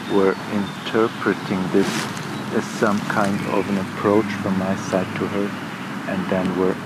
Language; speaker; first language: English; non-native, fluent; German